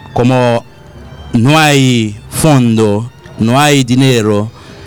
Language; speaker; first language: Spanish; non-native, learner; Haitian Creole